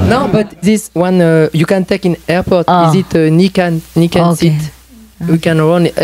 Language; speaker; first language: English; non-native, learner; French